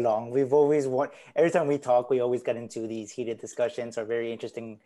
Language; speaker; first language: English; non-native, fluent; Spanish